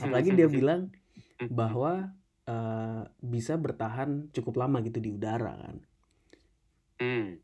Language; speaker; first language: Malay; non-native, learner; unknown